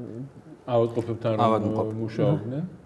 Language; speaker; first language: Georgian; native; Georgian